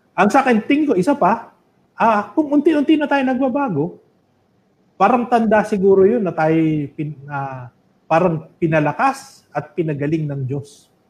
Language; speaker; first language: Filipino; native; Filipino